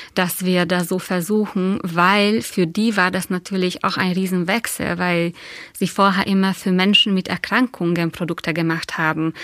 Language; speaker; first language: German; non-native, fluent; Hungarian